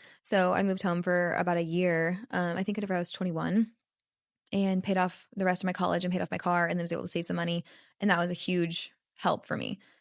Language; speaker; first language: English; native; English